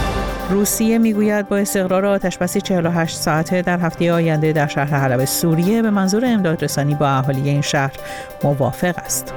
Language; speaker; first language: Persian; native; Persian